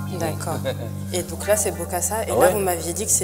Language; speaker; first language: French; native; French